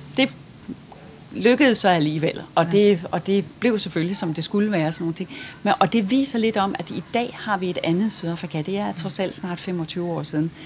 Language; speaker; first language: Danish; native; Danish